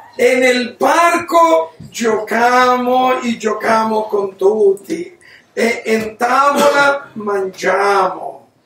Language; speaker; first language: Italian; non-native, learner; Spanish